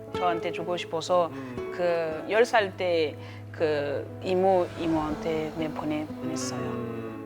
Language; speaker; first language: Korean; non-native, learner; French